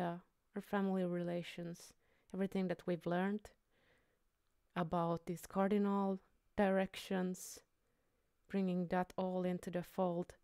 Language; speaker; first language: English; non-native, fluent; Finnish